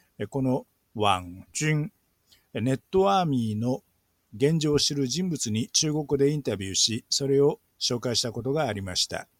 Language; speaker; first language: Japanese; native; Japanese